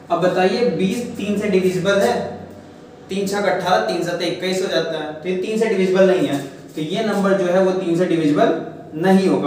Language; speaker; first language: Hindi; native; Hindi